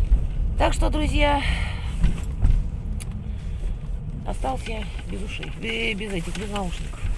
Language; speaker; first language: Russian; native; Russian